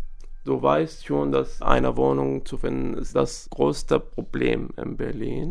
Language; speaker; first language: German; non-native, fluent; Arabic